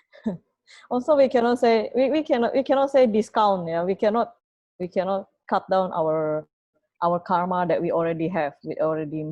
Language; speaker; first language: English; non-native, fluent; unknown